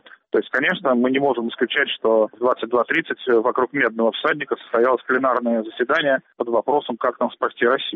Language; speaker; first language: Russian; native; Russian